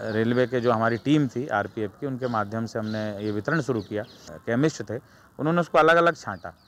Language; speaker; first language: Hindi; native; Hindi